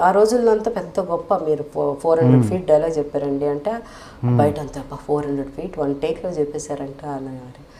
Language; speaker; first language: Telugu; native; Telugu